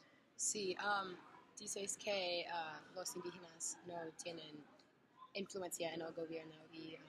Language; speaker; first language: Spanish; non-native, learner; English